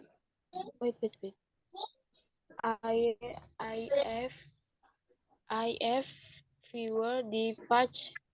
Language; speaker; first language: English; non-native, learner; Indonesian